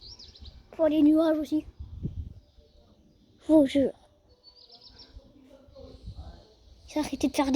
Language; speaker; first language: French; native; French